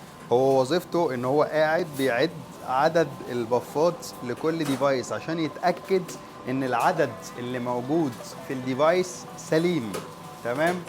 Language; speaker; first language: Arabic; native; Arabic